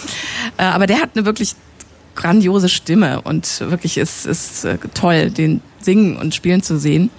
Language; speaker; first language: German; native; German